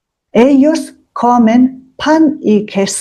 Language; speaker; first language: Spanish; non-native, fluent; Mongolian